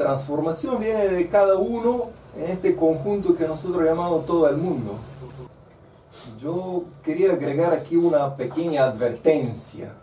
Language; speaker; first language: Spanish; non-native, fluent; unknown